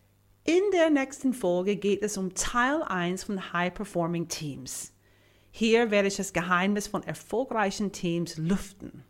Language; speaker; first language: German; non-native, fluent; English